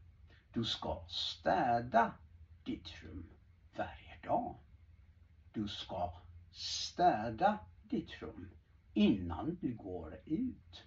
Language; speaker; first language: Swedish; non-native, fluent; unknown